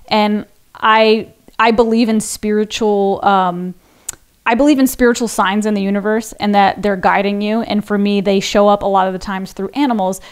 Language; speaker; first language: English; native; English